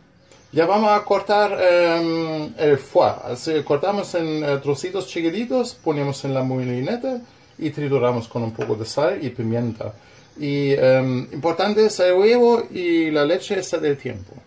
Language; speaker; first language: Spanish; non-native, learner; German